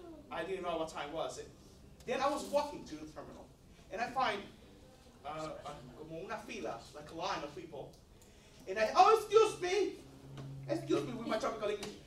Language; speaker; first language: English; non-native, fluent; Spanish